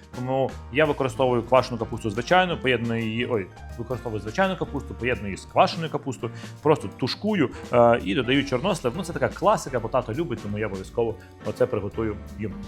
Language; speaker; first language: Ukrainian; native; Ukrainian